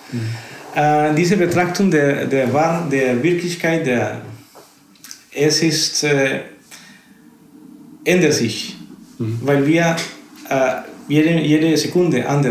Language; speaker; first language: German; non-native, learner; Spanish